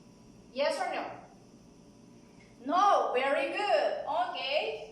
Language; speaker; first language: English; non-native, fluent; Spanish